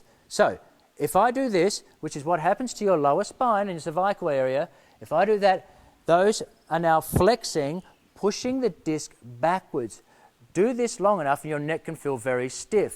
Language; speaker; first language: English; native; English